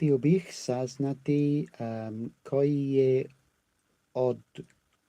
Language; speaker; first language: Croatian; non-native, learner; English